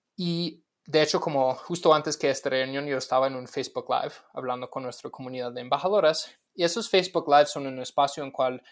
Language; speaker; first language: Spanish; non-native, fluent; English